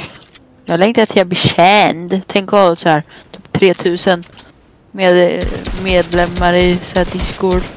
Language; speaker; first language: Swedish; native; Swedish